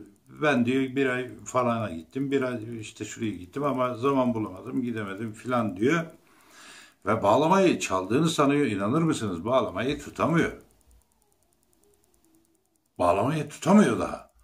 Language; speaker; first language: Turkish; native; Turkish